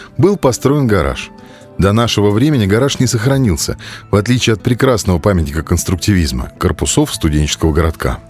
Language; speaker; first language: Russian; native; Russian